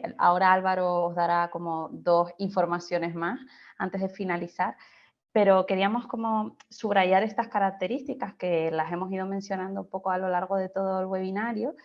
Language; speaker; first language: Spanish; native; Spanish